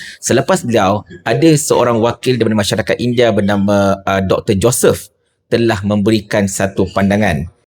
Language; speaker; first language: Malay; native; Malay